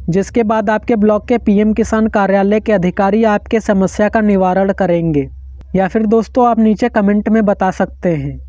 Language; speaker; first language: Hindi; non-native, local second language; Marathi